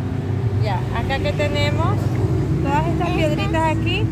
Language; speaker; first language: Spanish; native; Spanish